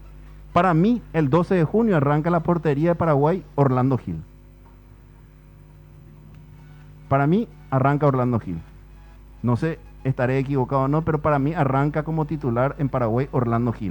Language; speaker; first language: Spanish; native; Spanish